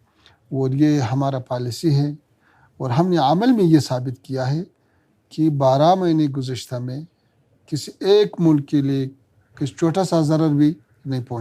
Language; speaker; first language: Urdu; non-native, learner; Pashto